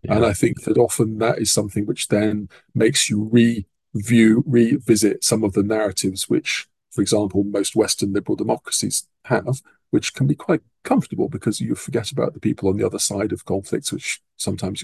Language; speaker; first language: English; native; English